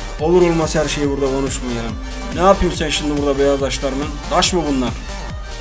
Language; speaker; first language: Turkish; native; Turkish